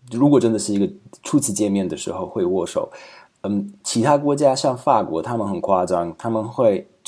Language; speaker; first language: Chinese; non-native, fluent; Slovak